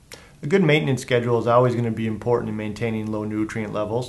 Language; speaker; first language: English; native; English